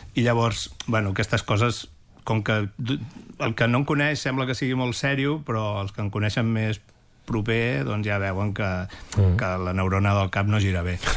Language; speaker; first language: Catalan; native; Catalan